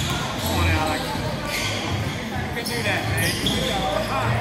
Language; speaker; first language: English; native; English